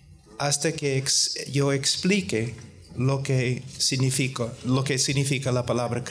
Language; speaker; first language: Spanish; non-native, fluent; English